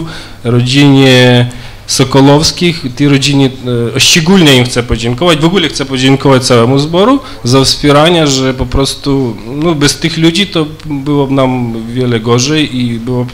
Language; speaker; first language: Polish; early bilingual, other home language; Ukrainian